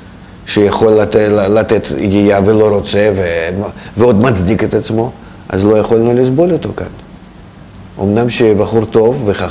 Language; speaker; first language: Hebrew; non-native, fluent; Russian